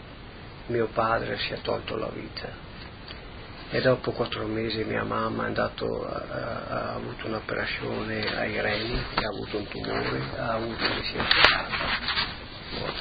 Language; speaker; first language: Italian; native; Italian